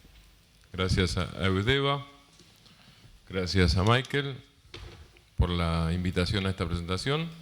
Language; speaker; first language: Spanish; native; Spanish